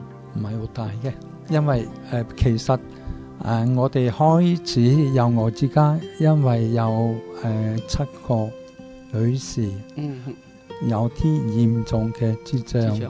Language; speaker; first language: Cantonese; non-native, fluent; Italian